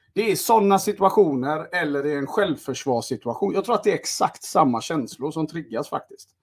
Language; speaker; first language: Swedish; early bilingual, other home language; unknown